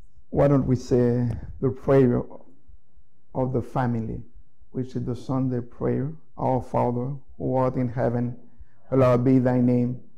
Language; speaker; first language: English; non-native, fluent; Haitian Creole